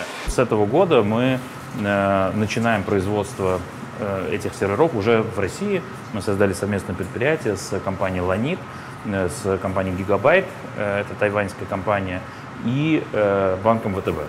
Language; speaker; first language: Russian; native; Russian